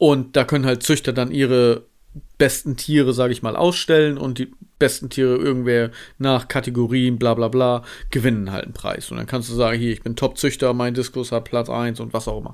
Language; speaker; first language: German; native; German